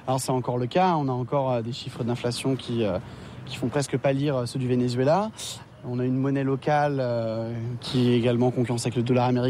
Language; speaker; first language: French; native; French